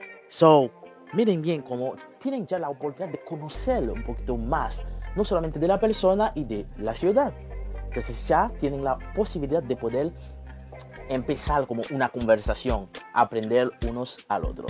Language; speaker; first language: Spanish; non-native, fluent; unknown